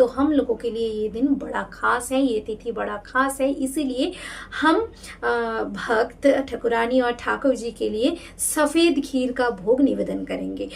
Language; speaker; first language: Hindi; non-native, local second language; Bangla